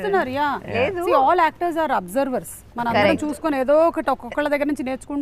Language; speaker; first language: Telugu; native; Telugu